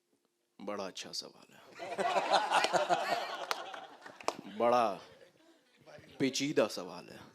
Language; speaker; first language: Hindi; native; Hindi